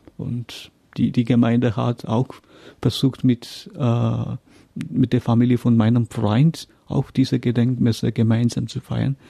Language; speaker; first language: German; non-native, fluent; Tamil